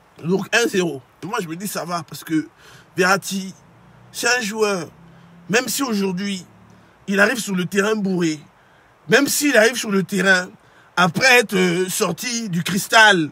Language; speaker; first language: French; native; French